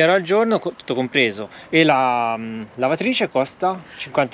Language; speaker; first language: Italian; native; Italian